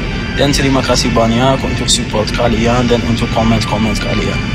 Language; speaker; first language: Indonesian; non-native, fluent; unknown